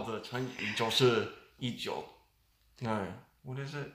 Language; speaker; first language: Chinese; non-native, learner; English